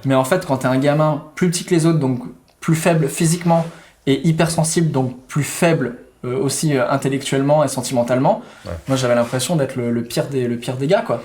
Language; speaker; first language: French; native; French